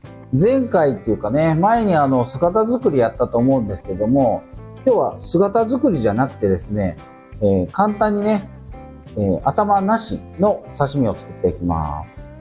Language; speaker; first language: Japanese; native; Japanese